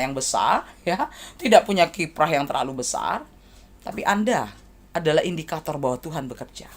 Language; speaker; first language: Indonesian; native; Indonesian